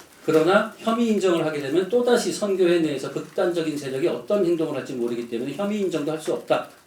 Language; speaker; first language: Korean; native; Korean